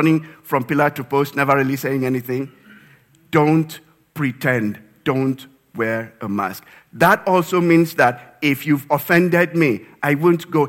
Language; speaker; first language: English; non-native, local second language; Yoruba